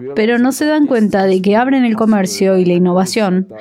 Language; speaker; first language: Spanish; non-native, fluent; Korean